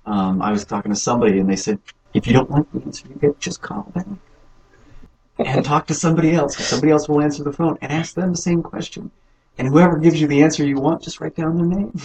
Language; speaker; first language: English; native; English